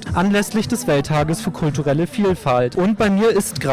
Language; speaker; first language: German; native; German